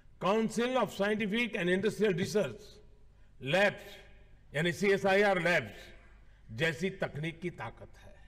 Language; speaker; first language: Hindi; native; Hindi